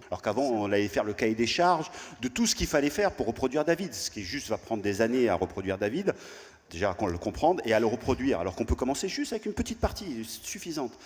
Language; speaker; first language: French; native; French